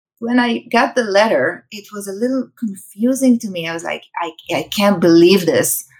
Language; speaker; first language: English; non-native, fluent; Hebrew